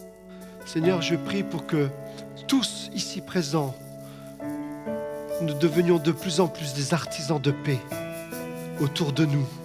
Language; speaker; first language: French; native; French